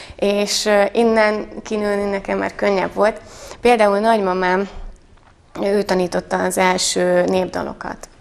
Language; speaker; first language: Hungarian; native; Hungarian